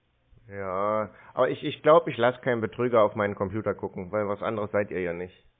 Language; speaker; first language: German; native; German